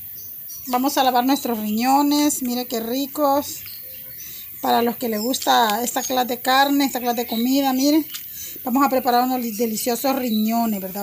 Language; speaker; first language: Spanish; native; Spanish